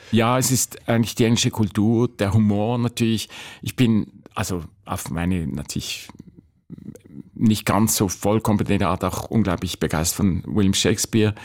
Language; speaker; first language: German; native; German